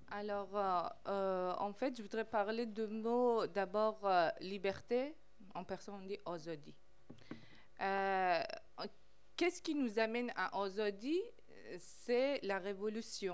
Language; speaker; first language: French; non-native, fluent; Persian